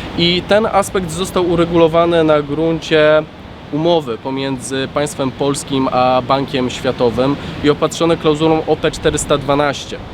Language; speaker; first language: Polish; native; Polish